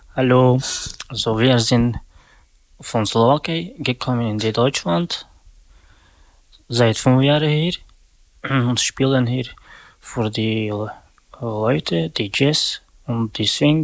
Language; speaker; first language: German; non-native, learner; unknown